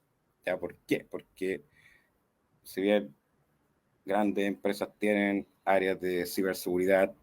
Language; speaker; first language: Spanish; native; Spanish